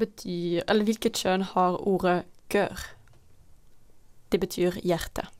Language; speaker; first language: Norwegian; non-native, fluent; Dutch